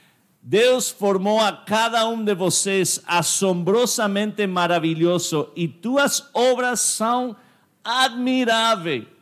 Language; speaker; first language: Portuguese; non-native, fluent; English